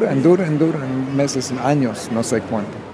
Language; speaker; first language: Spanish; non-native, fluent; English